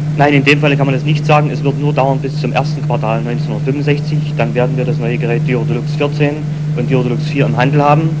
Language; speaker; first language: German; native; German